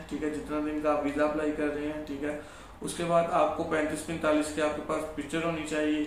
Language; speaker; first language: Urdu; non-native, local second language; Punjabi